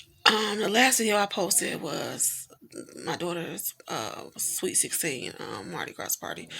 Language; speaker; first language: English; native; English